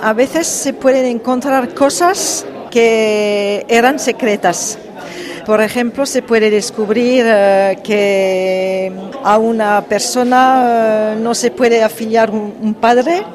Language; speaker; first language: Spanish; early bilingual, heritage; French